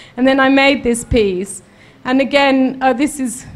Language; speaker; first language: English; native; English